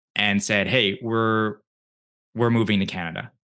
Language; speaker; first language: English; early bilingual, other home language; Japanese